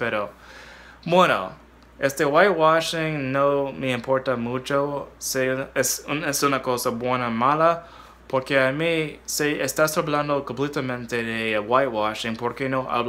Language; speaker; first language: Spanish; non-native, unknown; English